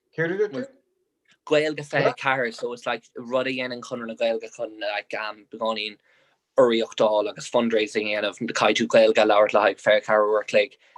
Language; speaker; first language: Irish; non-native, local second language; English